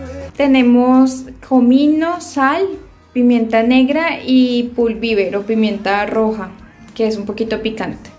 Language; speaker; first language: Spanish; native; Spanish